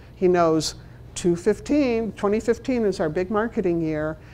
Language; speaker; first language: English; native; English